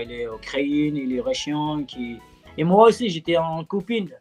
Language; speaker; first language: French; non-native, learner; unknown